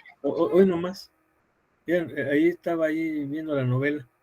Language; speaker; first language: Spanish; native; Spanish